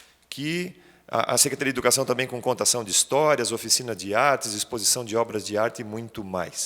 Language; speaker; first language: Portuguese; native; Portuguese